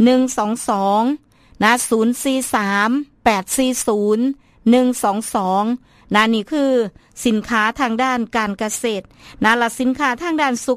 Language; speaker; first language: Thai; non-native, local second language; Northeastern Thai